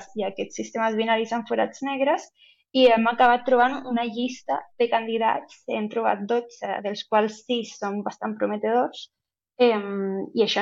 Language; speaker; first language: Catalan; non-native, local second language; Spanish